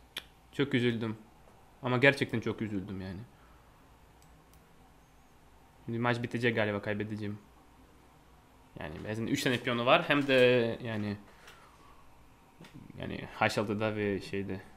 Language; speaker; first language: Turkish; non-native, fluent; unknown